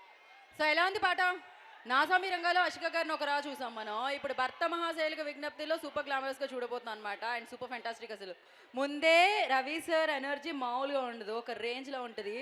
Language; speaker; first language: Telugu; native; Telugu